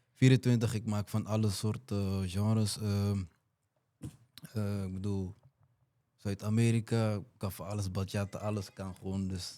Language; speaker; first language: Dutch; early bilingual, other home language; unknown